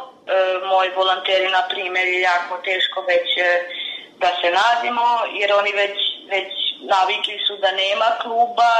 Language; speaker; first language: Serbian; non-native, local second language; Hungarian